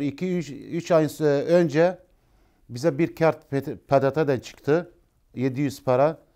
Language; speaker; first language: Turkish; non-native, learner; Arabic